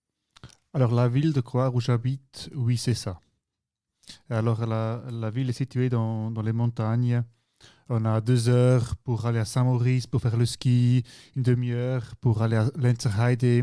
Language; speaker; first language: French; non-native, local second language; German